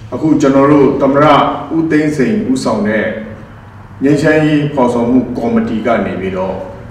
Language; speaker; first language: Burmese; non-native, local second language; Hakha Chin